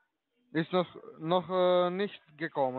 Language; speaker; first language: German; non-native, learner; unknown